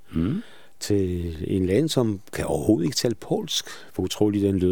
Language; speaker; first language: Danish; non-native, fluent; Polish